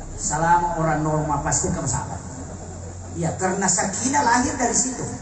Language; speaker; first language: Indonesian; non-native, local second language; Buginese